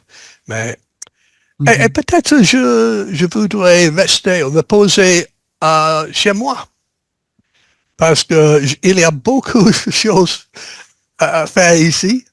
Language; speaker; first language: French; non-native, learner; English